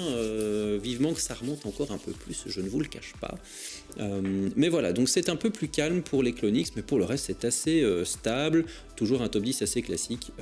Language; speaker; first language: French; native; French